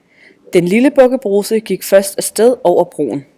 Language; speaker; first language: Danish; native; Danish